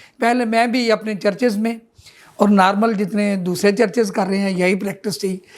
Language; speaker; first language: Urdu; non-native, local second language; Punjabi